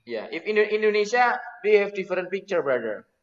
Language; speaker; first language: English; non-native, learner; Indonesian